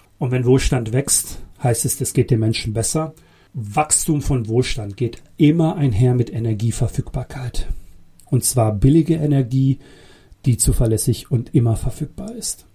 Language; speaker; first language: German; early bilingual, other home language; Bosnian